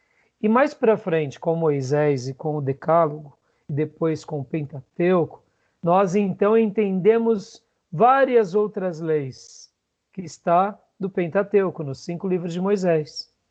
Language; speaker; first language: Portuguese; native; Portuguese